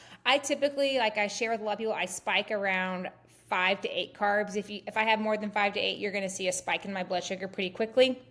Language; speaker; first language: English; native; English